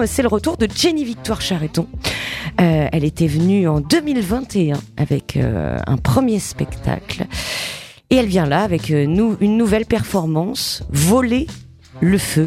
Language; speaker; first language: French; native; French